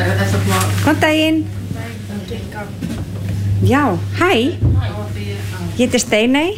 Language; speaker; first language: Icelandic; native; Icelandic